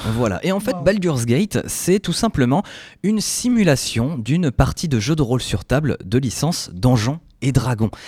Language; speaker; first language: French; native; French